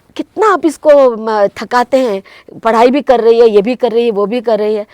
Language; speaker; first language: Hindi; non-native, local second language; Marathi